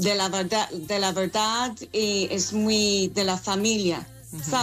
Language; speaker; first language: Spanish; non-native, fluent; English